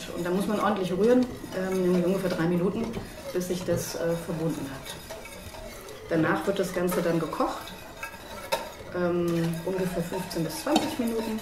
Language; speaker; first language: German; native; German